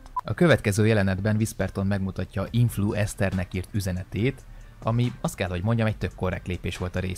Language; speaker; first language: Hungarian; native; Hungarian